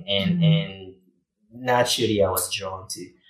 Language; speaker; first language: English; non-native, fluent; Japanese